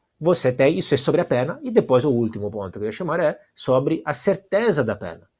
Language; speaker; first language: Portuguese; non-native, fluent; Italian